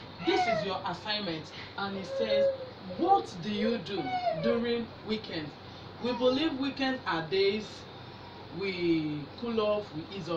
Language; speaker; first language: English; non-native, local second language; Igbo